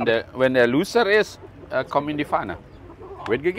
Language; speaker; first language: German; non-native, fluent; Balinese